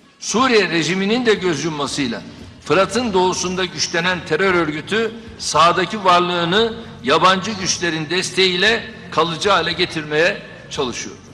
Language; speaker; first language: Turkish; native; Turkish